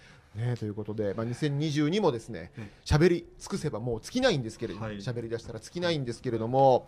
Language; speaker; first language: Japanese; native; Japanese